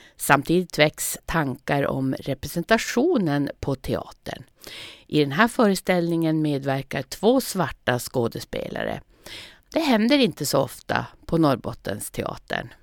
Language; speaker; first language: Swedish; native; Swedish